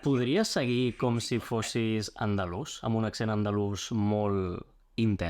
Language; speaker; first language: Catalan; native; Catalan